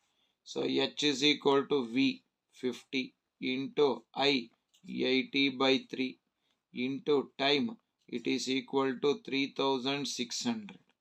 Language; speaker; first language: English; non-native, local second language; Kannada